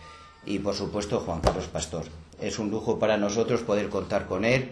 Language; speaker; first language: Spanish; native; Spanish